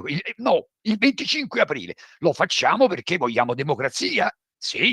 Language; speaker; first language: Italian; native; Italian